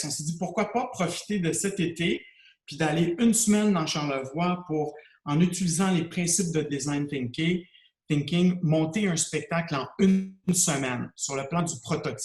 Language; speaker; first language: French; native; French